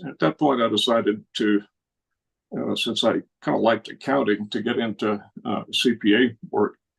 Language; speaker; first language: English; native; English